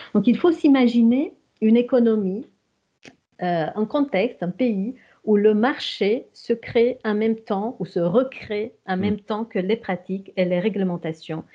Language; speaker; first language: French; non-native, fluent; Romanian